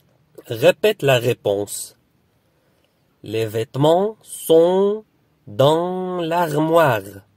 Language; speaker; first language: French; non-native, fluent; Arabic